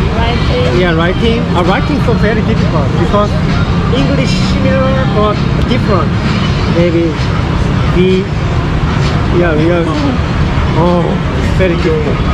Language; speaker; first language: English; non-native, learner; Korean